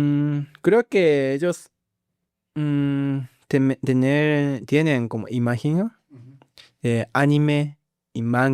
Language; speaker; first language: Spanish; non-native, learner; Japanese